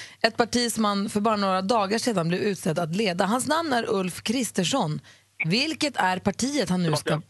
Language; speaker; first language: Swedish; native; Swedish